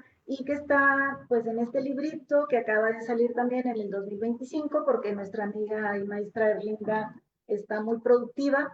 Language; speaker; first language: Spanish; native; Spanish